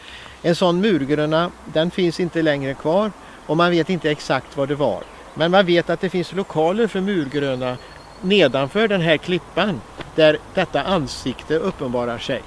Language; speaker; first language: Swedish; native; Swedish